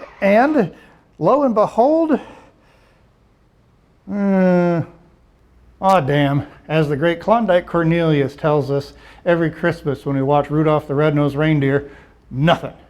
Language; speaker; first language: English; native; English